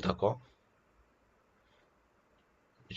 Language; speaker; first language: French; non-native, learner; Telugu